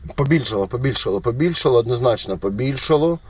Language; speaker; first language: Ukrainian; non-native, local second language; Russian